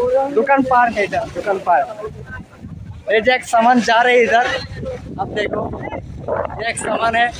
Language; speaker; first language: Hindi; non-native, learner; Bangla